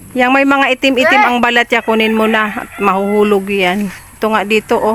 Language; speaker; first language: Filipino; non-native, local second language; Bikol